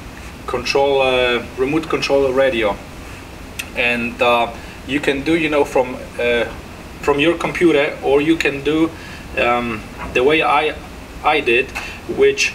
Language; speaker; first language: English; non-native, fluent; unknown